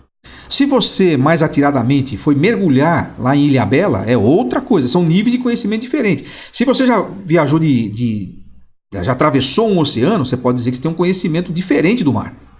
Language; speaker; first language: Portuguese; native; Portuguese